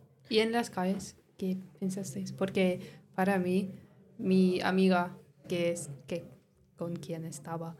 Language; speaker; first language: Spanish; non-native, learner; English